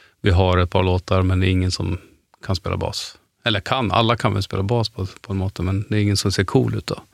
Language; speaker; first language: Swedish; native; Swedish